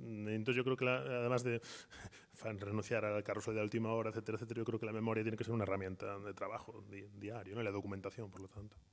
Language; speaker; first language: Spanish; non-native, local second language; Galician